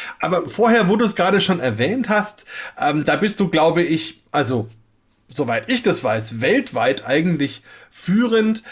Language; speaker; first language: German; native; German